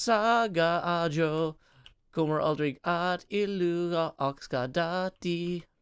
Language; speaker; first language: Swedish; non-native, learner; English